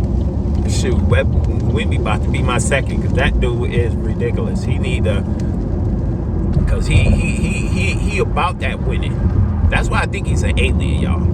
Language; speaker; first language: English; native; English